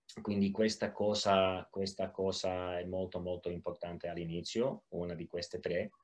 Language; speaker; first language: Italian; non-native, learner; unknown